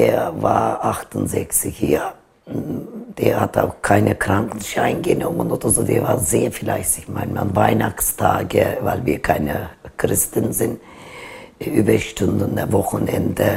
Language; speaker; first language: German; non-native, learner; Turkish